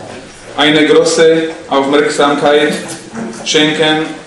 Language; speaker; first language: German; non-native, fluent; Slovak